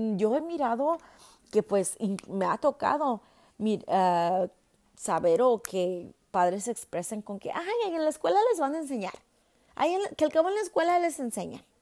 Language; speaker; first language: Spanish; early bilingual, heritage; Spanish